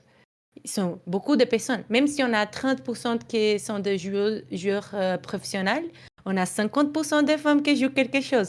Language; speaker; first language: French; non-native, fluent; Portuguese